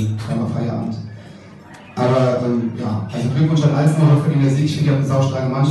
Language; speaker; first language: German; native; German